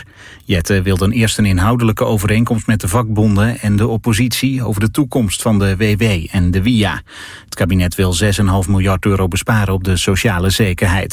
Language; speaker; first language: Dutch; native; Dutch